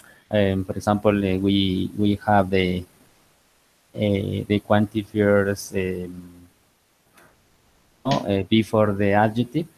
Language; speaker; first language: English; non-native, learner; Spanish